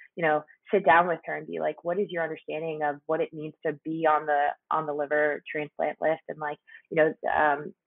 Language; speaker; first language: English; early bilingual, other home language; Spanish